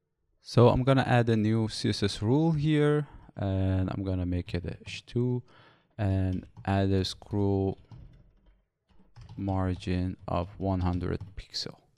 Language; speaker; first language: English; non-native, fluent; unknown